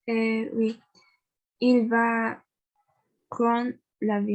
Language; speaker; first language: French; non-native, learner; Spanish